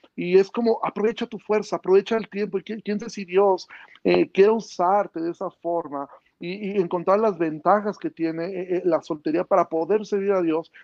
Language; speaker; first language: Spanish; native; Spanish